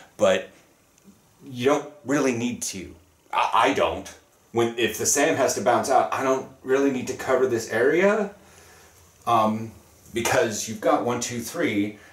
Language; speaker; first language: English; native; English